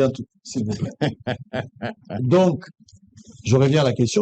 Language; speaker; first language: French; non-native, local second language; Lingala